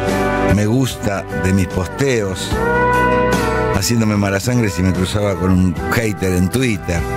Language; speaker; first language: Spanish; native; Spanish